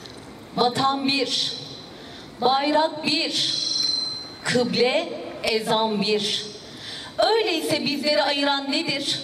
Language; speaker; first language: Turkish; native; Turkish